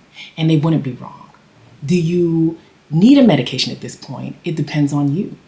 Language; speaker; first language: English; native; English